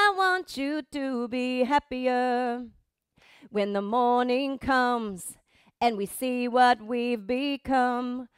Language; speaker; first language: English; native; English